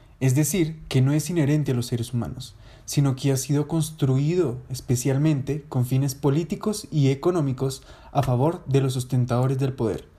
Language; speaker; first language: Spanish; native; Spanish